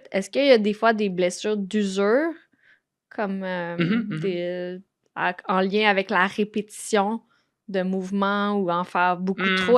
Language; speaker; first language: French; native; French